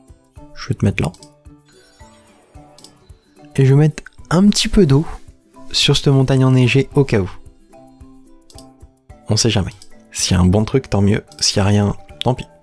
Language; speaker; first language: French; native; French